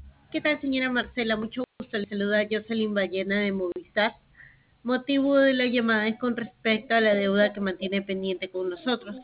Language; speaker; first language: Spanish; native; Spanish